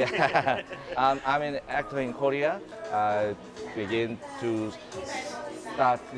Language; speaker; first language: English; non-native, learner; Korean